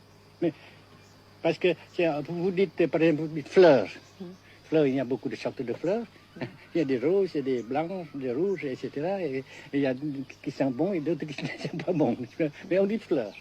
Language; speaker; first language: French; non-native, fluent; Vietnamese